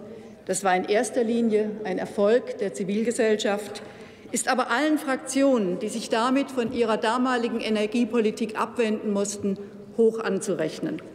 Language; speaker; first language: German; native; German